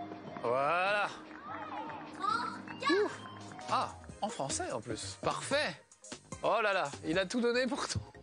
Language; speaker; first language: French; native; French